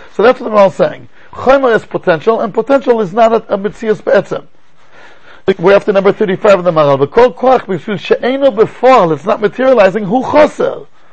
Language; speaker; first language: English; native; English